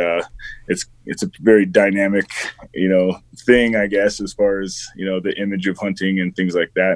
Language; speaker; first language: English; native; English